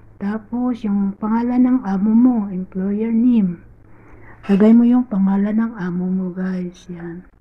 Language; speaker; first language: Filipino; non-native, local second language; Cebuano